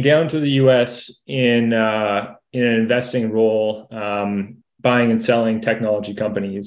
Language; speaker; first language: English; native; English